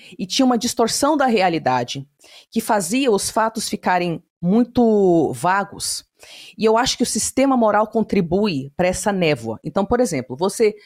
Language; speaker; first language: Portuguese; early bilingual, heritage; Portuguese